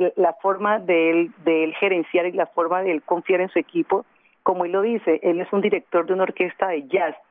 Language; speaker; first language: Spanish; native; Spanish